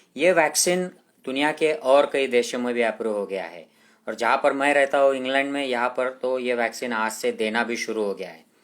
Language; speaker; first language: Hindi; non-native, local second language; Marathi